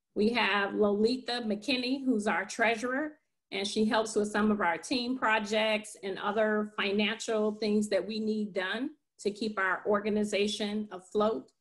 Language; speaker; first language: English; native; English